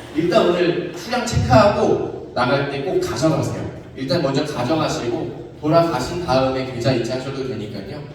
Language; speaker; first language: Korean; native; Korean